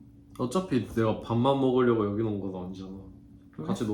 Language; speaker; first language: Korean; native; Korean